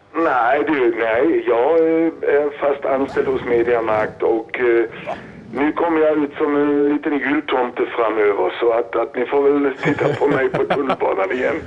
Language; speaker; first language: Swedish; non-native, fluent; German